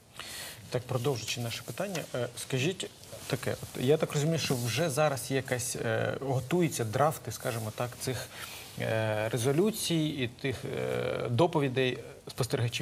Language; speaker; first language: Ukrainian; native; Ukrainian